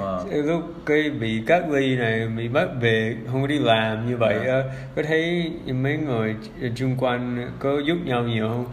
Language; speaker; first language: Vietnamese; early bilingual, heritage; English